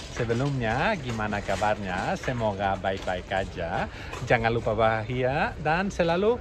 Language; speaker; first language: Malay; non-native, fluent; Catalan